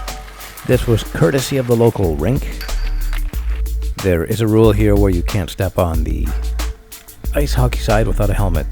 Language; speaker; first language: English; native; English